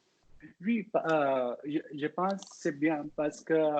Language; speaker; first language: French; non-native, learner; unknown